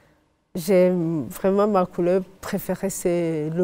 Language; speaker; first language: French; non-native, fluent; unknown